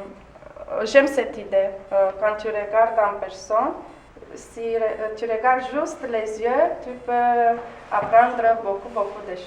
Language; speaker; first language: French; non-native, learner; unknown